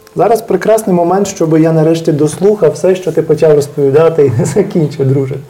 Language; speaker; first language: Ukrainian; native; Ukrainian